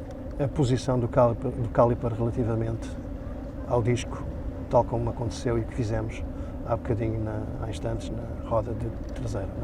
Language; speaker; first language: Portuguese; native; Portuguese